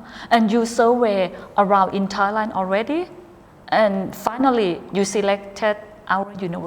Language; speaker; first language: English; non-native, fluent; Thai